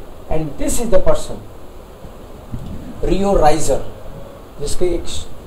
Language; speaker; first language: English; non-native, local second language; Hindi